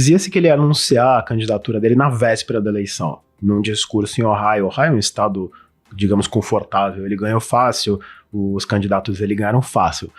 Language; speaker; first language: Portuguese; native; Portuguese